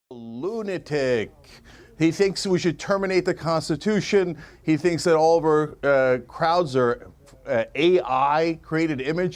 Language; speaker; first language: English; native; English